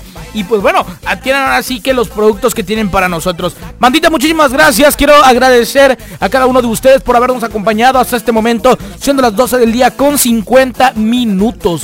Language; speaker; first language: Spanish; native; Spanish